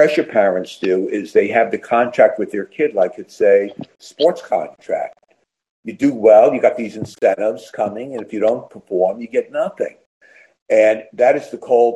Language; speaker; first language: English; native; English